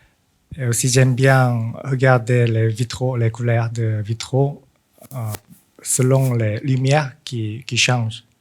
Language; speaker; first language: French; non-native, fluent; Korean